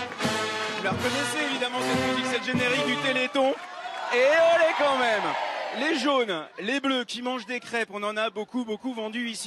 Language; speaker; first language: French; native; French